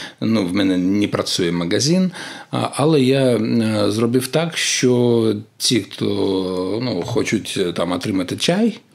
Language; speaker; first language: Ukrainian; native; Ukrainian